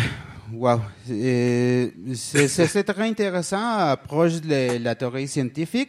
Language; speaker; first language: French; non-native, learner; Spanish